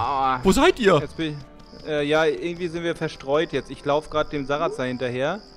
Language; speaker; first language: German; native; German